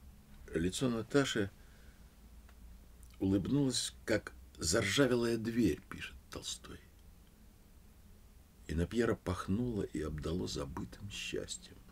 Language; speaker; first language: Russian; native; Russian